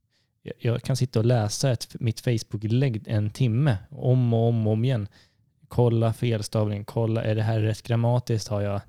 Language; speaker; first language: Swedish; native; Swedish